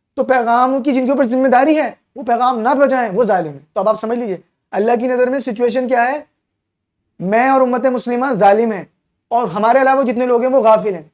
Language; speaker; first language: Urdu; native; Urdu